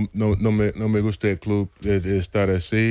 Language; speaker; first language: Spanish; non-native, fluent; English